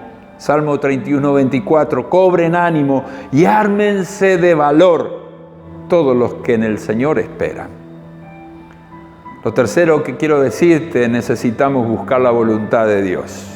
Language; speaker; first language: Spanish; native; Spanish